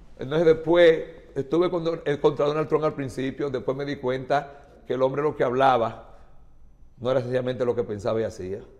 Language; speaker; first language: Spanish; native; Spanish